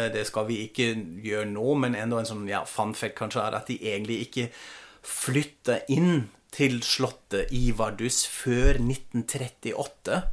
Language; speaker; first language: Norwegian; non-native, fluent; German